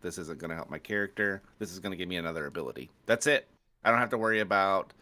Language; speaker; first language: English; native; English